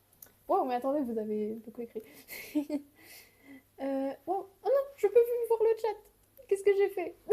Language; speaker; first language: French; native; French